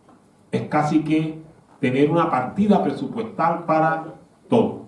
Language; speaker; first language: Spanish; native; Spanish